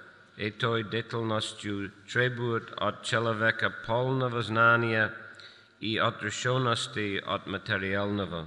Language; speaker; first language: Russian; non-native, fluent; English